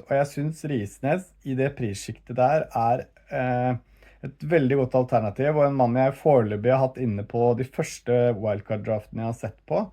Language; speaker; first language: Norwegian; native; Norwegian